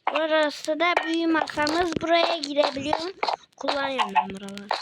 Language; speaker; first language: Turkish; native; Turkish